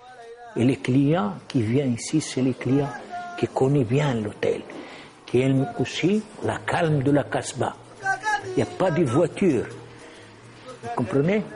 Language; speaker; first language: French; non-native, local second language; Arabic